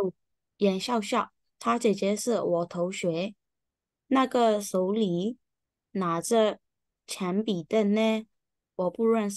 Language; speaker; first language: Chinese; non-native, learner; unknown